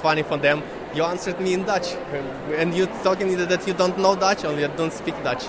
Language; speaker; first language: English; non-native, learner; Ukrainian